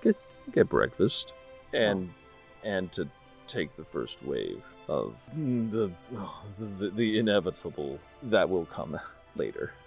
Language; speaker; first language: English; native; English